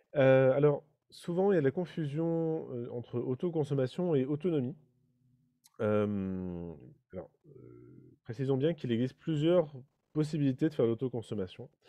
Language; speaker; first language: French; native; French